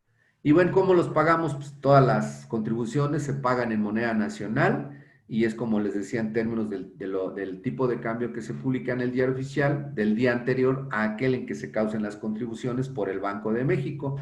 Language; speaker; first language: Spanish; native; Spanish